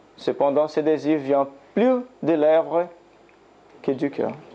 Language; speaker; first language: French; non-native, learner; Portuguese